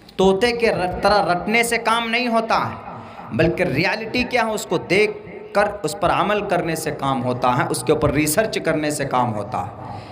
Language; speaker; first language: Urdu; native; Urdu